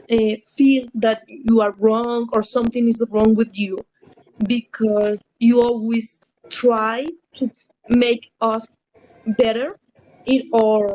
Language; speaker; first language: English; non-native, learner; Spanish